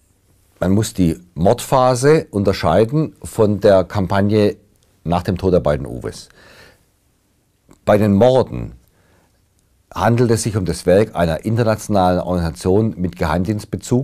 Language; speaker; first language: German; native; German